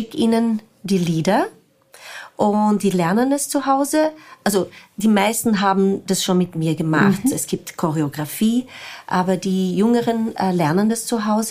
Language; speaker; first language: German; non-native, fluent; Portuguese